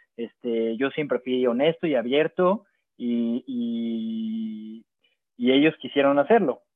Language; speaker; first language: Spanish; native; Spanish